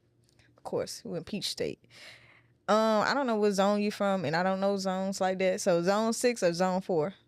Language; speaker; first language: English; native; English